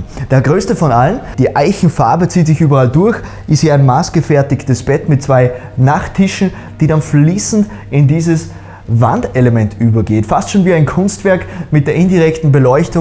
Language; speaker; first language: German; native; German